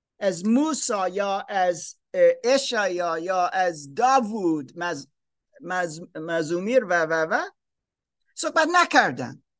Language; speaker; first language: Persian; non-native, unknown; German